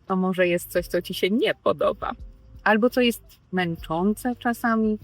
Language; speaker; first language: Polish; native; Polish